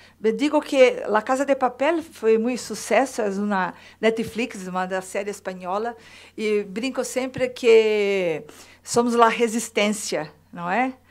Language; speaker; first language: Portuguese; native; Portuguese